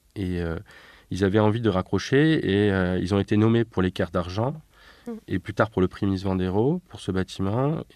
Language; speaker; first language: French; native; French